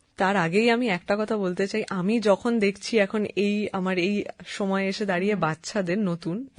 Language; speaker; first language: Bangla; native; Bangla